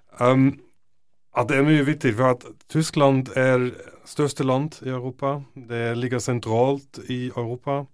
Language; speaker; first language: Norwegian; non-native, fluent; German